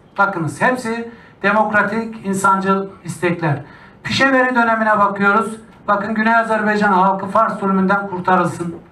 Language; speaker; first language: Turkish; native; Turkish